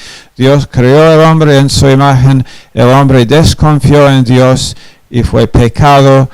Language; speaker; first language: Spanish; non-native, fluent; English